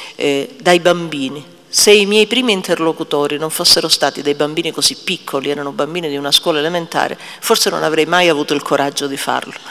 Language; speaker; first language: Italian; native; Italian